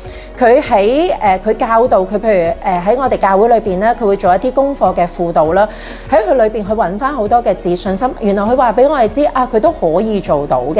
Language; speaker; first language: Cantonese; native; Cantonese